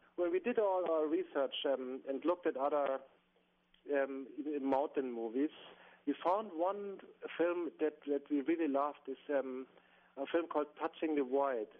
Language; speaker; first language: English; non-native, fluent; German